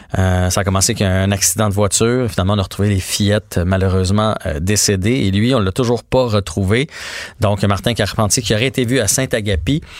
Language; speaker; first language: French; native; French